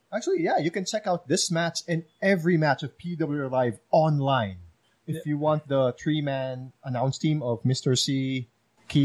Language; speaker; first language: English; non-native, local second language; Filipino